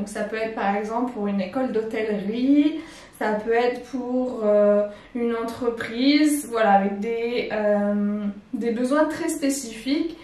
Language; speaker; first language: French; native; French